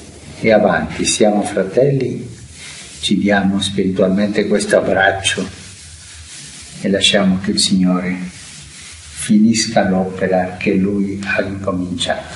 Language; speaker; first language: Italian; non-native, fluent; Spanish